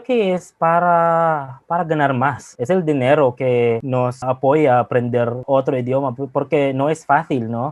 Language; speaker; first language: Spanish; non-native, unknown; Filipino